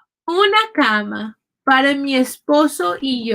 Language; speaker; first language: Spanish; non-native, fluent; English